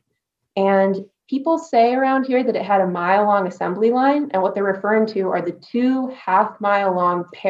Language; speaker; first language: English; native; English